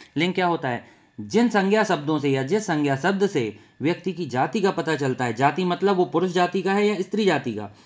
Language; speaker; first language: Hindi; native; Hindi